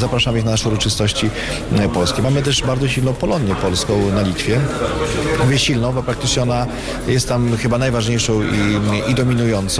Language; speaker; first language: Polish; native; Polish